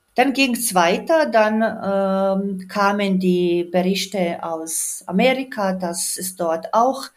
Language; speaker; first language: German; non-native, fluent; Croatian